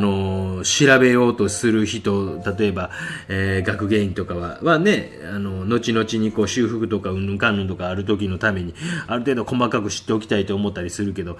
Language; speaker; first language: Japanese; native; Japanese